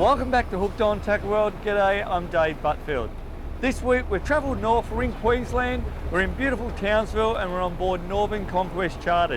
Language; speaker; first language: English; native; English